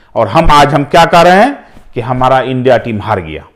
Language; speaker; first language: Hindi; native; Hindi